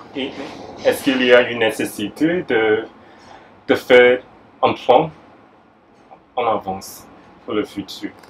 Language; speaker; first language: French; non-native, fluent; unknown